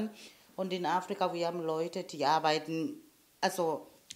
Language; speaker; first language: German; non-native, fluent; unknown